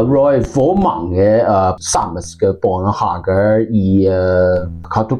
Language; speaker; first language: Norwegian; non-native, learner; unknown